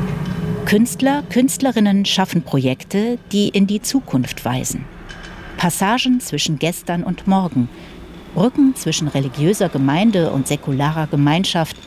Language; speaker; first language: German; native; German